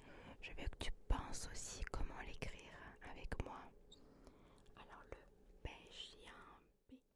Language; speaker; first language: French; early bilingual, other home language; Turkish